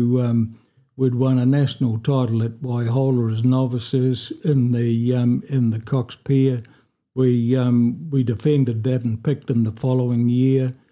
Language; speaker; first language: English; native; English